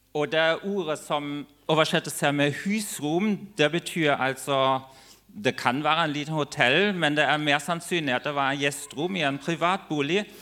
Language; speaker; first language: Norwegian; non-native, fluent; German